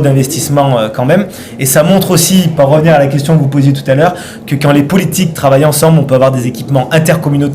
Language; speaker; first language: French; native; French